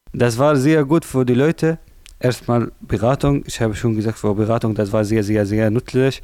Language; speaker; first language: German; non-native, learner; Arabic